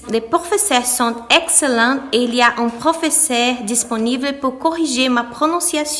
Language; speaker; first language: French; non-native, learner; Portuguese